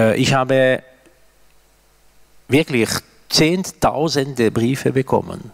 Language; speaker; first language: German; non-native, local second language; French